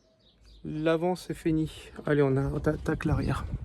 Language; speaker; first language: French; native; French